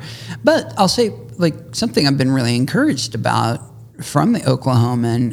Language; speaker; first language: English; native; English